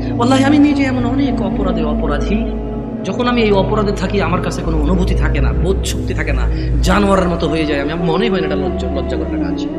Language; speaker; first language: Bangla; early bilingual, heritage; Bangla